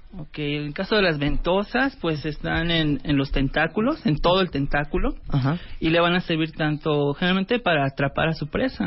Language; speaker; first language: Spanish; native; Spanish